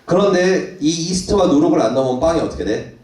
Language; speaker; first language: Korean; native; Korean